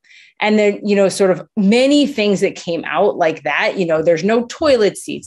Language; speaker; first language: English; native; English